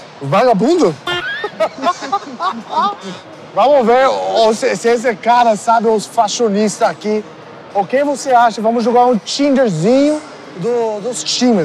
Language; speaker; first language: Portuguese; non-native, learner; English